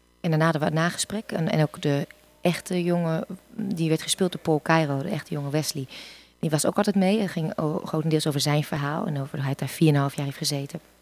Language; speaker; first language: Dutch; native; Dutch